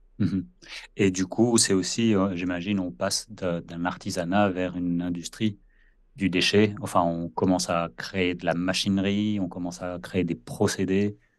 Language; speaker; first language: French; native; French